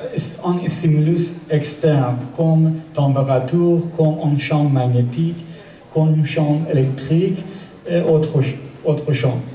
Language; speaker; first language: French; non-native, learner; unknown